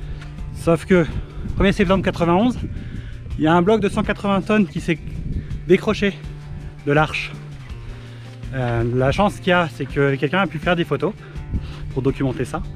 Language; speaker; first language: French; native; French